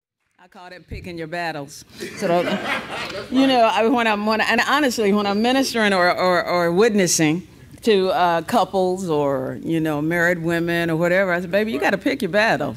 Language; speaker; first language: English; native; English